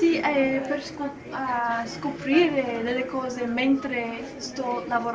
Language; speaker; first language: Italian; non-native, learner; English